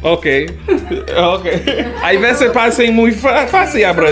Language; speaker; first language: Spanish; non-native, learner; English